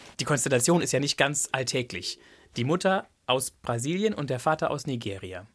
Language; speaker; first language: German; native; German